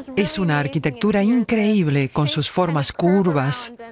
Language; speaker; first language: Spanish; non-native, fluent; English